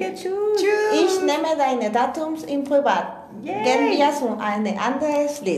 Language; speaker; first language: German; non-native, learner; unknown